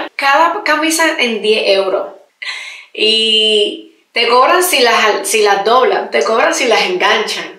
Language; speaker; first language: Spanish; native; Spanish